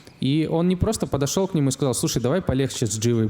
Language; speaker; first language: Russian; native; Russian